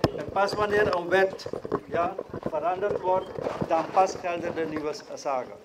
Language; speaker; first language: Dutch; native; Dutch